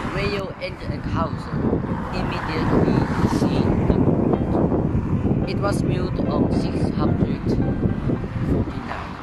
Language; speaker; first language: English; non-native, learner; Chinese